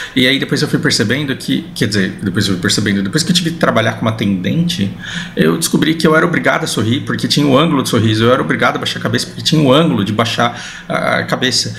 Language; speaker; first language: Portuguese; early bilingual, heritage; Portuguese